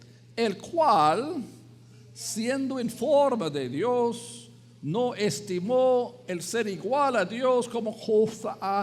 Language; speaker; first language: Spanish; non-native, fluent; English